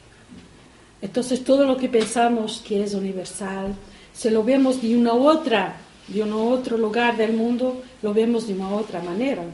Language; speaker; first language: Spanish; non-native, fluent; Portuguese